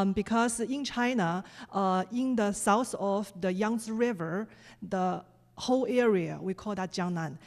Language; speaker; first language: English; non-native, fluent; Chinese